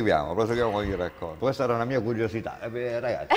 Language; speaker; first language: Italian; native; Italian